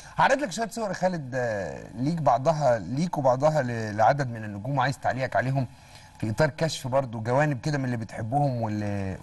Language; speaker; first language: Egyptian Arabic; native; Egyptian Arabic